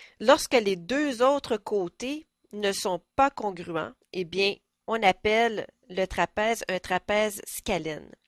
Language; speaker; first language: French; native; French